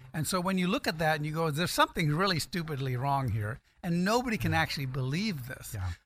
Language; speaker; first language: English; non-native, local second language; Akan